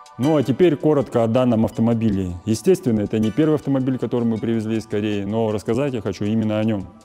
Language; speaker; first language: Russian; native; Russian